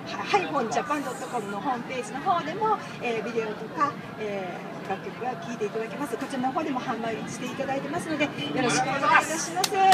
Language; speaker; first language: Japanese; native; Japanese